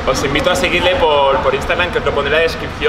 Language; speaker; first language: Spanish; native; Spanish